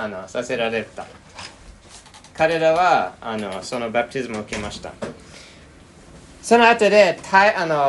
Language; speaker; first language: Japanese; non-native, fluent; English